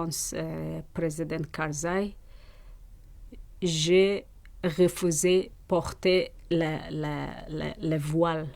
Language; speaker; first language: French; non-native, learner; Persian